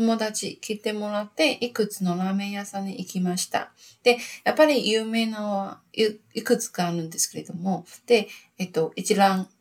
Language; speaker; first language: Japanese; non-native, learner; Chinese